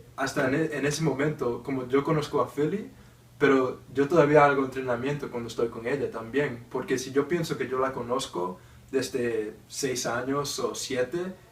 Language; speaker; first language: Spanish; non-native, learner; English